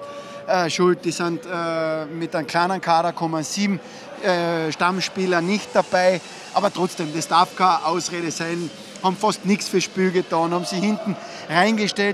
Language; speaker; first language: German; native; German